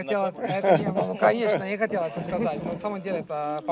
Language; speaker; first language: Russian; non-native, fluent; Italian